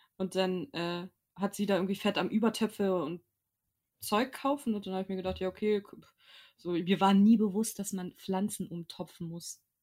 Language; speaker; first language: German; native; German